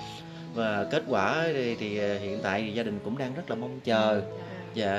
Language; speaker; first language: Vietnamese; native; Vietnamese